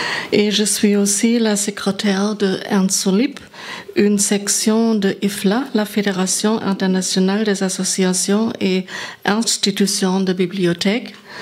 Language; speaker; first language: French; non-native, learner; German